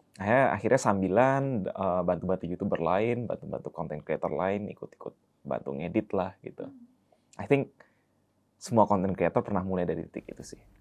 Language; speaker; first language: Indonesian; early bilingual, heritage; Indonesian